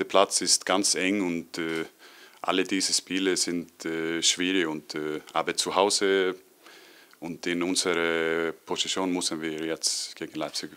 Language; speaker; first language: German; non-native, learner; Icelandic